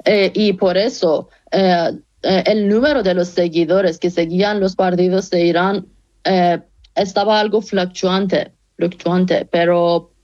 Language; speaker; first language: Spanish; non-native, fluent; Persian